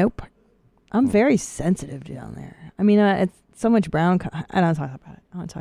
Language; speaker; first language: English; native; English